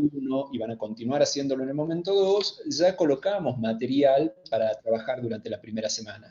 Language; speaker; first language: Spanish; native; Spanish